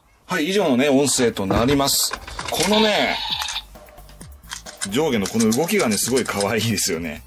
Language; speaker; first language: Japanese; native; Japanese